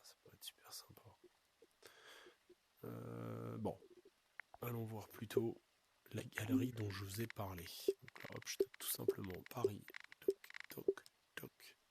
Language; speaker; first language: French; native; French